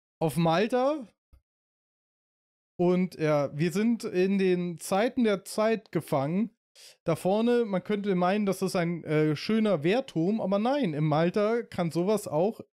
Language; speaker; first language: German; native; German